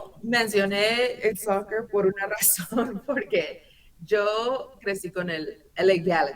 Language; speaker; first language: Spanish; early bilingual, heritage; English